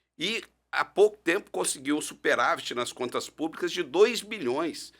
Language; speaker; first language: Portuguese; native; Portuguese